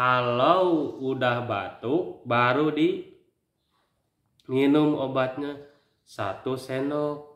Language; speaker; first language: Indonesian; native; Indonesian